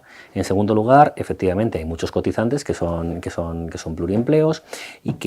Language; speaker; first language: Spanish; native; Spanish